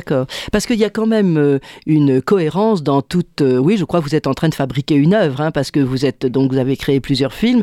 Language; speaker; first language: French; native; French